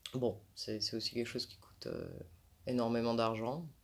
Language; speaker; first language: French; native; French